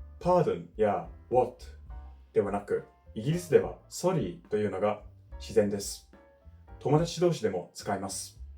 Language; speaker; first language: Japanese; non-native, fluent; English